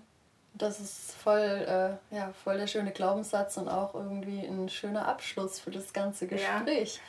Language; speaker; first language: German; native; German